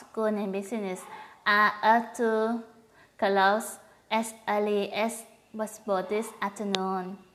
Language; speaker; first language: English; non-native, learner; Vietnamese